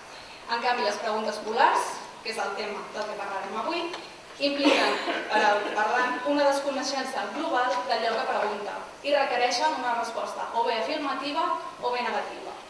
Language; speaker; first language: Catalan; native; Catalan